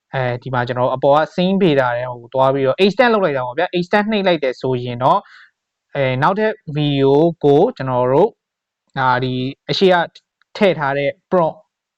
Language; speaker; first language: Burmese; native; Burmese